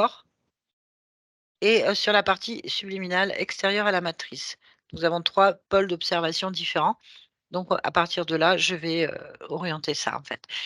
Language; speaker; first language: French; native; French